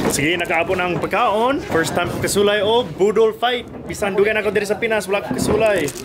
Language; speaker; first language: Cebuano; non-native, fluent; English